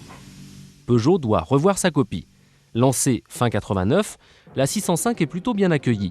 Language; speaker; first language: French; native; French